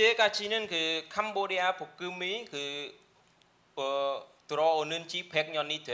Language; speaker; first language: Korean; non-native, learner; Khmer